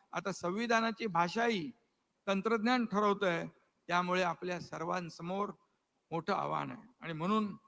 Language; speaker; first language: Marathi; native; Marathi